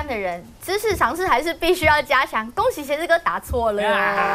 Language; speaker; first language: Chinese; native; Chinese